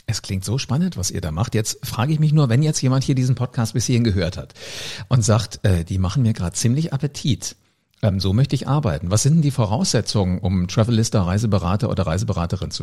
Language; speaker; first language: German; native; German